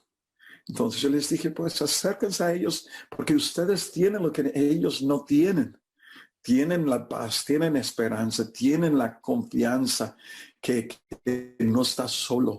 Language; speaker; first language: Spanish; non-native, fluent; English